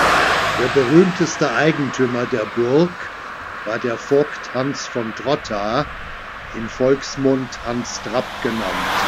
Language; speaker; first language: German; native; German